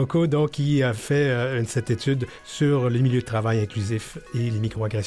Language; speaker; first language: French; native; French